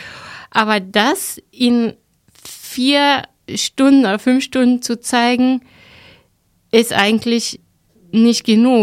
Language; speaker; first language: German; non-native, fluent; Spanish